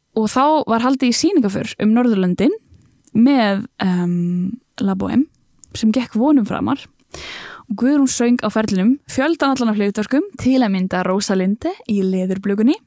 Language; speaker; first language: Icelandic; native; Icelandic